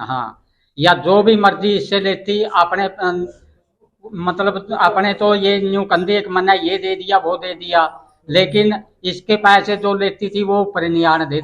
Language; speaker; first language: Hindi; non-native, local second language; Haryanvi